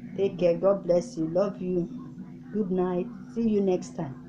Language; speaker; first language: English; non-native, local second language; Yoruba